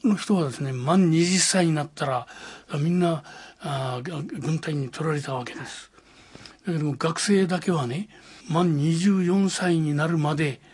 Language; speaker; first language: Japanese; native; Japanese